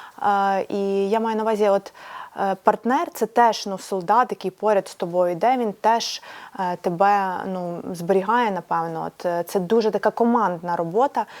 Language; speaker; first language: Ukrainian; native; Ukrainian